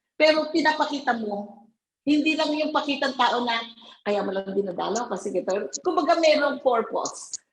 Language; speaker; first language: Filipino; native; Filipino